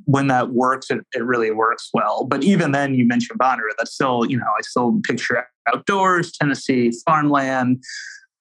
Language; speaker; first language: English; native; English